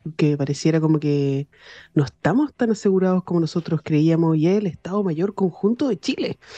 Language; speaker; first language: Spanish; native; Spanish